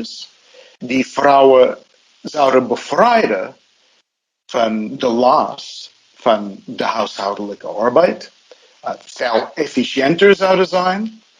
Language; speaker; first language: Dutch; non-native, fluent; English